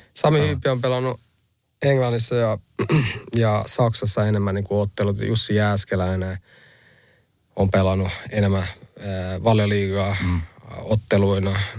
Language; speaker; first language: Finnish; early bilingual, other home language; Albanian